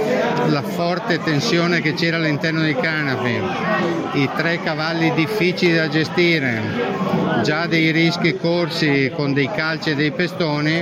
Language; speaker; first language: Italian; native; Italian